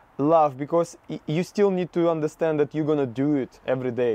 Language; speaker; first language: English; non-native, fluent; Russian